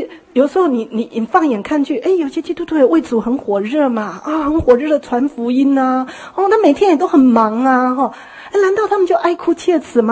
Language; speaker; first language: Chinese; native; Chinese